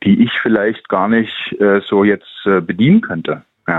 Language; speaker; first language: German; native; German